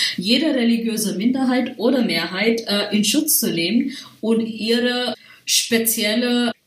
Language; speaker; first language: German; non-native, fluent; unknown